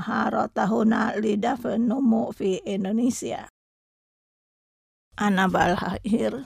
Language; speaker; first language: Arabic; non-native, fluent; Indonesian